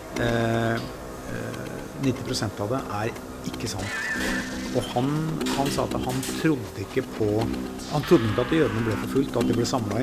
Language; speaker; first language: Norwegian; native; Norwegian